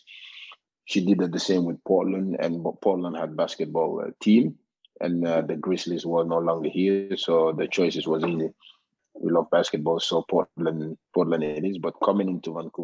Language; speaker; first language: English; non-native, fluent; Norwegian